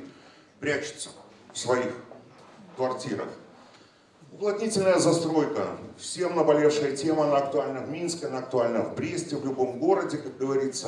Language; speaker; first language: Russian; native; Russian